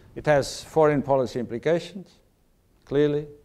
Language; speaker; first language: English; non-native, fluent; Portuguese